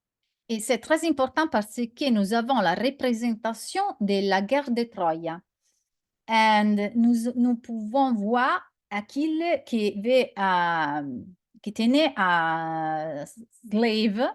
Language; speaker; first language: French; non-native, learner; Italian